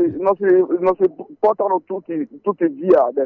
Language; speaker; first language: Italian; non-native, fluent; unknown